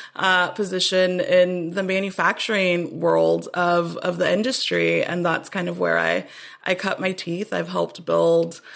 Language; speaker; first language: English; native; English